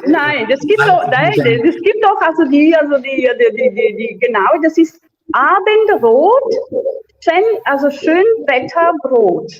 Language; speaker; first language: German; non-native, fluent; Italian